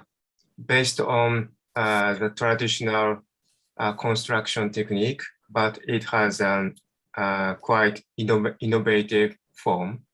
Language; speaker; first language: English; non-native, fluent; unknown